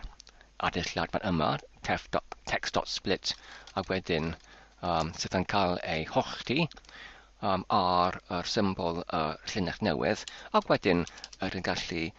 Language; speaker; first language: Welsh; non-native, learner; English